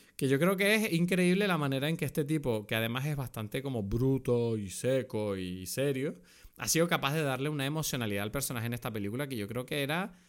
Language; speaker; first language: Spanish; native; Spanish